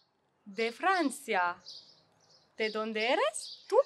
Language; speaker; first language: Spanish; non-native, learner; French